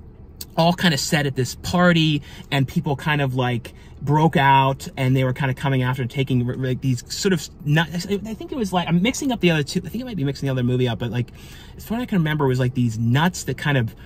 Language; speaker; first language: English; native; English